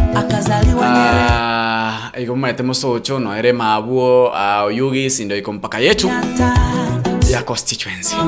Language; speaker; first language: Swahili; non-native, local second language; Gusii